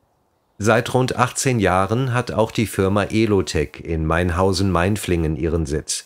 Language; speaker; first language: German; native; German